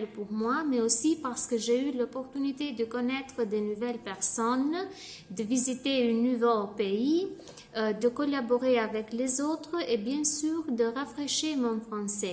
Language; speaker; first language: French; non-native, fluent; Albanian